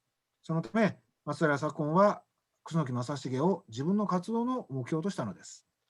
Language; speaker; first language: Japanese; native; Japanese